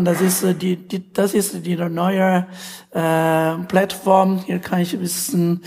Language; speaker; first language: German; non-native, learner; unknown